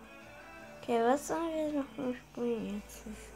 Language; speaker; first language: German; non-native, learner; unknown